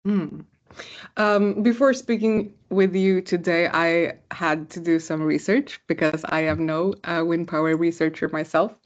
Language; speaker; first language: English; non-native, fluent; Swedish